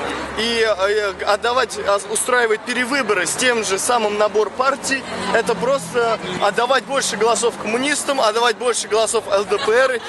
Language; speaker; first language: Russian; native; Russian